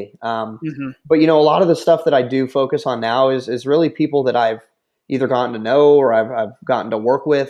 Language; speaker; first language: English; native; English